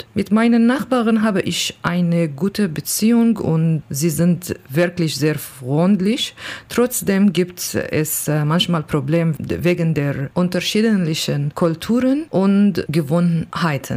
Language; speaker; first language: German; non-native, learner; Kurdish